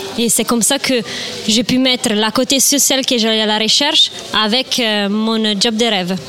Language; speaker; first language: French; non-native, fluent; Italian